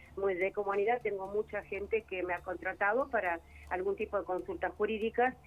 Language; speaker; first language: Spanish; non-native, fluent; Russian